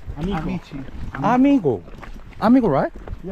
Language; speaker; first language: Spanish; non-native, learner; Korean